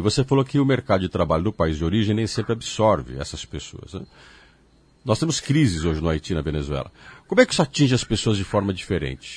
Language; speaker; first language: Portuguese; native; Portuguese